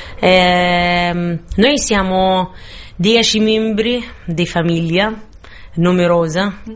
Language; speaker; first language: Italian; non-native, fluent; Arabic